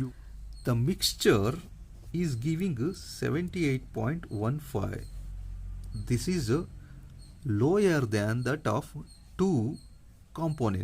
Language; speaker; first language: English; non-native, local second language; Kannada